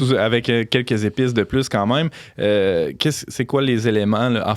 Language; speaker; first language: French; native; French